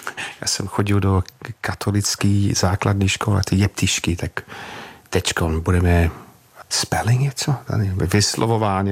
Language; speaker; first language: Czech; non-native, fluent; English